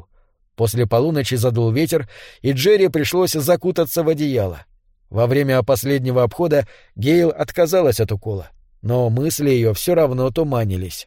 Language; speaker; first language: Russian; native; Russian